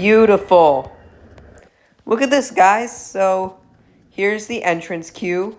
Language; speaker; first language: English; native; English